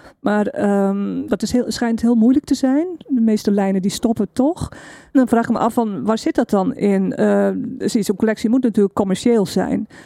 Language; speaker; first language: Dutch; native; Dutch